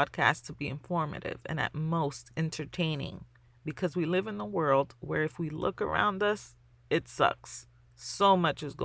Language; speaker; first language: English; native; English